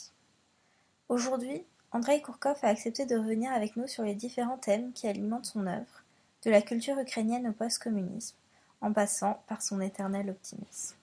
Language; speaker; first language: French; native; French